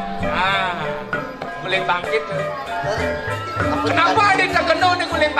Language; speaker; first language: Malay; non-native, local second language; Balinese